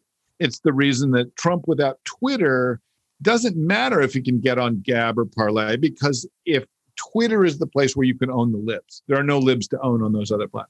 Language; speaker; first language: English; native; English